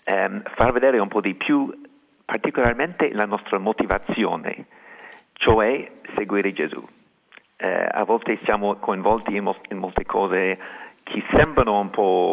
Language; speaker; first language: Italian; non-native, fluent; English